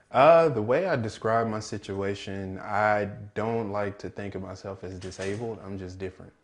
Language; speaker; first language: English; native; English